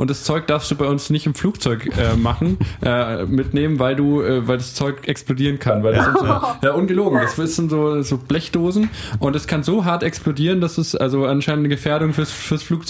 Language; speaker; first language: German; native; German